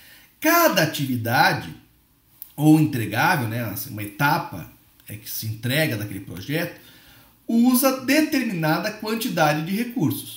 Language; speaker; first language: Portuguese; native; Portuguese